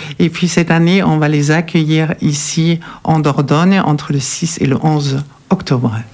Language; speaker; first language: French; non-native, fluent; German